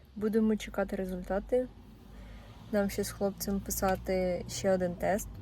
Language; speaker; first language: Ukrainian; non-native, local second language; Russian